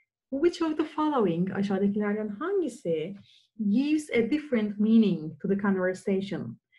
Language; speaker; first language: English; non-native, fluent; Turkish